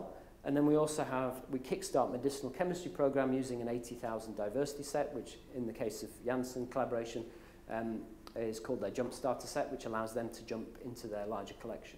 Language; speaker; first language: English; native; English